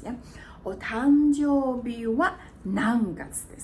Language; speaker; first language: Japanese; non-native, fluent; Chinese